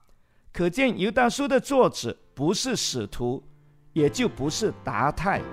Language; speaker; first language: Chinese; native; Chinese